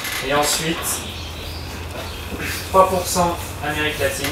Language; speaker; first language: French; native; French